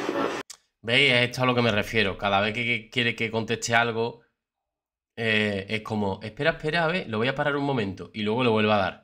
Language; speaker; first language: Spanish; native; Spanish